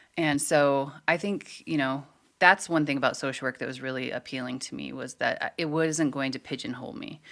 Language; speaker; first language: English; native; English